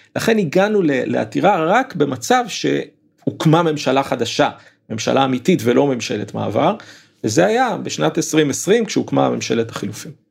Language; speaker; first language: Hebrew; native; Hebrew